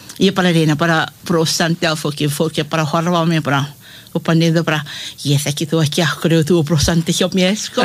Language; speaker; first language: Icelandic; non-native, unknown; Malay